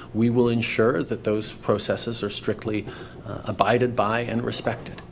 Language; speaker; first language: English; native; English